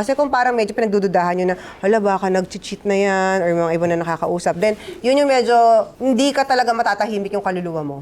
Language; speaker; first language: Filipino; native; Filipino